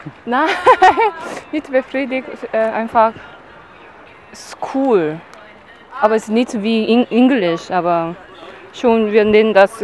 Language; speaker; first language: German; non-native, learner; Korean